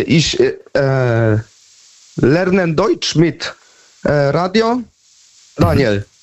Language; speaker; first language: German; non-native, learner; Polish